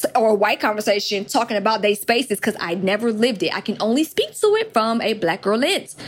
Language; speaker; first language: English; native; English